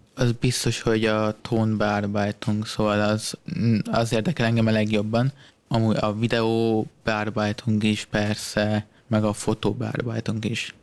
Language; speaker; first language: Hungarian; native; Hungarian